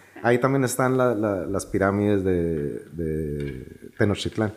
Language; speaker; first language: Spanish; early bilingual, heritage; Spanish